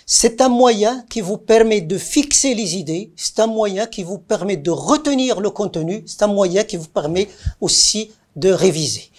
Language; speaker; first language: French; non-native, local second language; Arabic